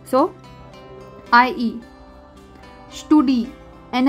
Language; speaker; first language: German; non-native, learner; Hindi